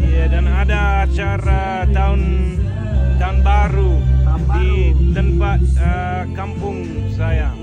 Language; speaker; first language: Indonesian; non-native, learner; English